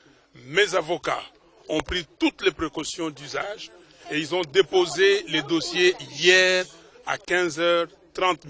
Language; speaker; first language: French; non-native, local second language; Lingala